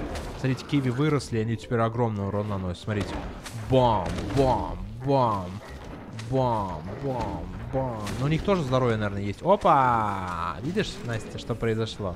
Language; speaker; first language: Russian; native; Russian